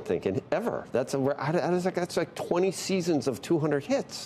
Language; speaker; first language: English; native; English